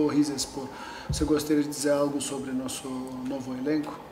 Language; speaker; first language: Portuguese; non-native, fluent; Turkish